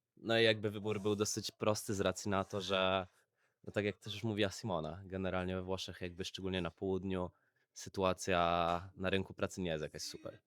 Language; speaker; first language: Polish; native; Polish